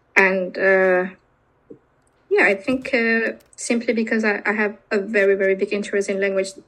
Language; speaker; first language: English; non-native, fluent; Indonesian